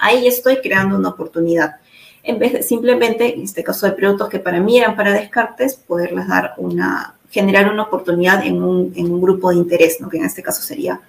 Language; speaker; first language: Spanish; native; Spanish